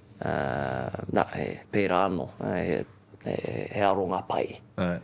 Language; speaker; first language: Māori; non-native, local second language; English